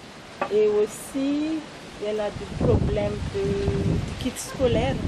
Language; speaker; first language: French; non-native, local second language; Malagasy